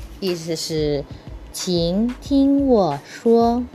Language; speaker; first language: Chinese; early bilingual, heritage; Chinese